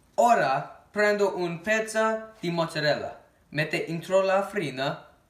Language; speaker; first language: Italian; non-native, learner; English